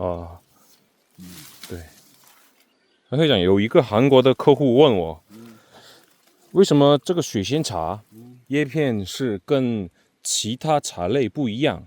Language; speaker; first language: Chinese; non-native, fluent; Korean